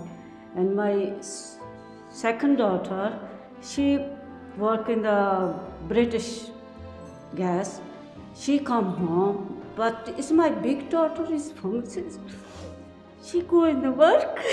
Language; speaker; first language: English; non-native, learner; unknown